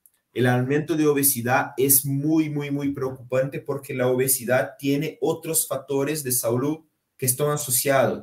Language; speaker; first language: Spanish; non-native, fluent; Portuguese